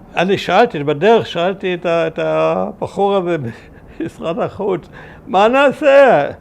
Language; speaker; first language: Hebrew; early bilingual, other home language; German